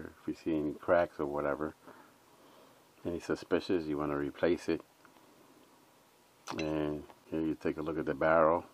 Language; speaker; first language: English; native; English